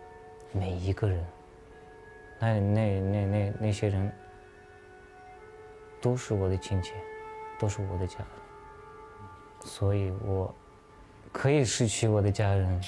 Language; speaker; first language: Chinese; non-native, local second language; Uyghur